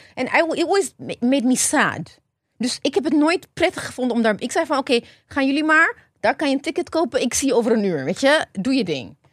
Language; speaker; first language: Dutch; non-native, fluent; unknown